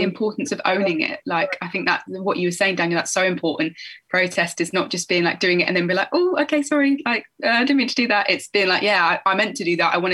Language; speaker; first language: English; native; English